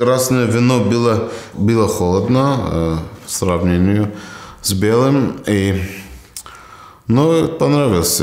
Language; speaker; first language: Russian; non-native, learner; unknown